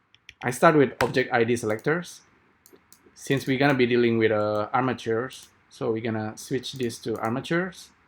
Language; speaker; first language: English; non-native, fluent; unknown